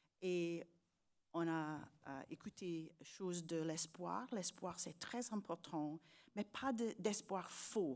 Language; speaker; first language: French; non-native, learner; English